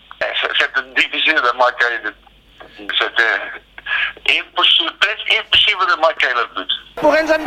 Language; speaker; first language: French; non-native, learner; Dutch